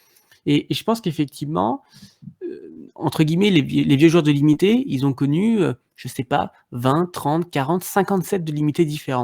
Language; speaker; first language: French; native; French